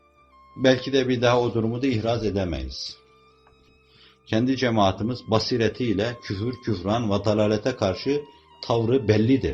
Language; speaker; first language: Turkish; native; Turkish